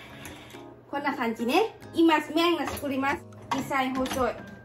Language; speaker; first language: Japanese; non-native, learner; Lao